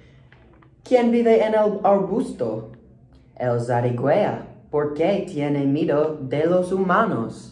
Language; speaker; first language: Spanish; non-native, learner; English